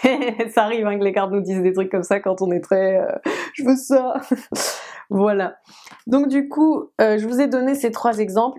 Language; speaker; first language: French; native; French